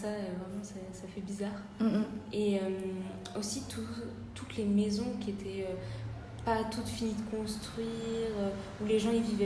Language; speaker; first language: French; native; French